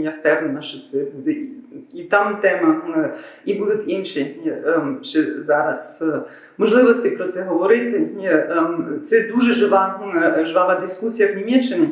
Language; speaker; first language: Ukrainian; non-native, learner; German